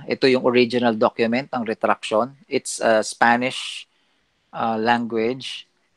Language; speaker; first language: English; non-native, local second language; Filipino